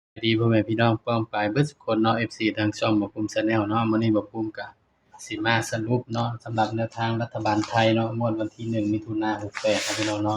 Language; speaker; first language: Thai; non-native, local second language; Lao